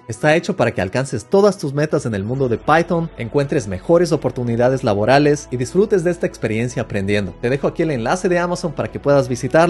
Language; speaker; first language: Spanish; native; Spanish